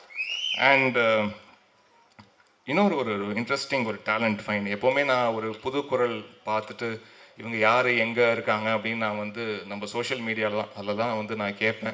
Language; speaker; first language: Tamil; native; Tamil